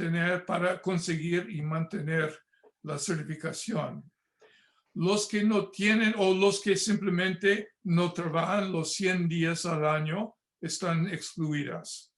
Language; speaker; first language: Spanish; non-native, fluent; English